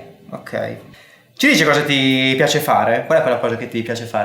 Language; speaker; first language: Italian; native; Italian